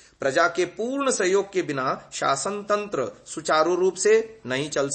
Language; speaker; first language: Hindi; native; Hindi